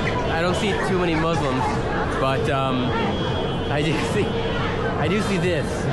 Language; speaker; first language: English; native; English